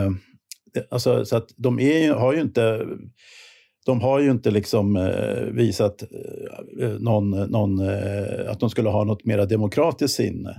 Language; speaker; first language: Swedish; native; Swedish